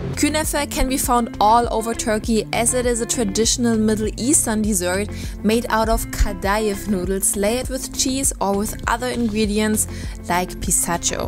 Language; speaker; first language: English; non-native, fluent; German